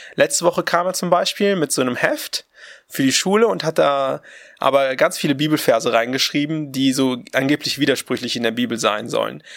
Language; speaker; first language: German; early bilingual, other home language; Russian